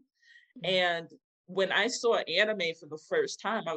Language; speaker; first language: English; native; English